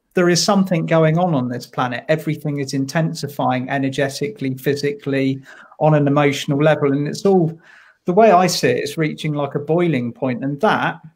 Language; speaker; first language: English; native; English